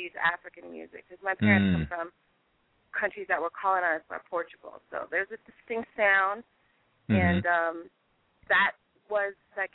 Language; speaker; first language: English; early bilingual, other home language; French